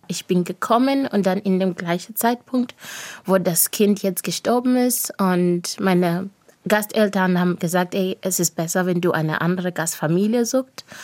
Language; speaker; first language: German; non-native, fluent; Shona